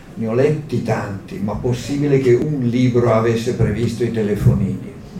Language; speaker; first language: Italian; native; Italian